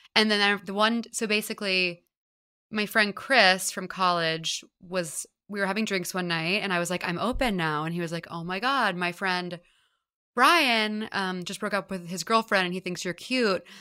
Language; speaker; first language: English; native; English